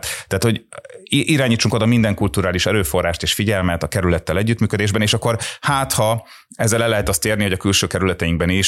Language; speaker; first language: Hungarian; native; Hungarian